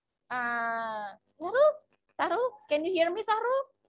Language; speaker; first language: English; non-native, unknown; Indonesian